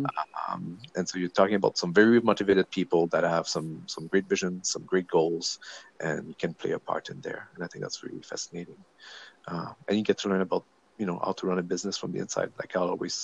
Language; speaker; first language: English; non-native, fluent; French